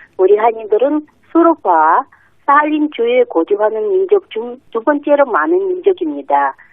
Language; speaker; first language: Korean; early bilingual, heritage; Korean